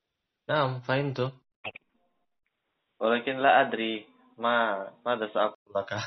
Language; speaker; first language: Arabic; non-native, fluent; Indonesian